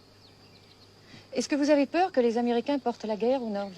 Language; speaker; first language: French; native; French